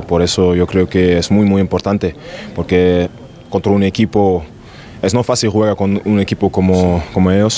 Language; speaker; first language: Spanish; non-native, fluent; German